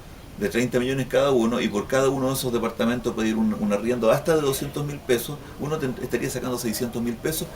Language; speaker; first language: Spanish; native; Spanish